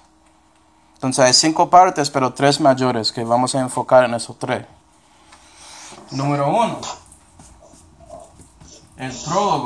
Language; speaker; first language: Spanish; non-native, fluent; English